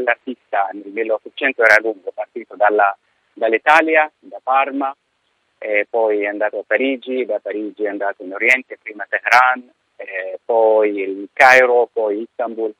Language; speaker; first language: Italian; non-native, fluent; Arabic